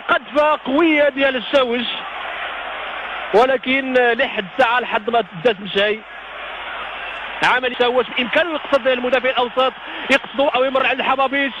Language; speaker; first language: Arabic; native; Arabic